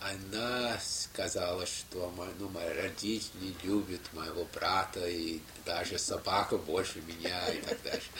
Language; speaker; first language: Russian; non-native, fluent; English